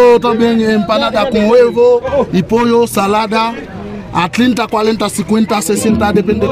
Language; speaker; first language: Spanish; non-native, learner; Haitian Creole